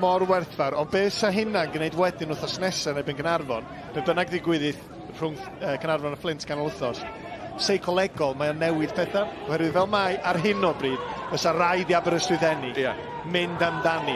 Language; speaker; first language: Welsh; native; Welsh